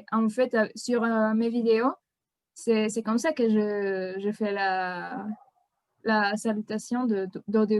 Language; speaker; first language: French; non-native, fluent; Spanish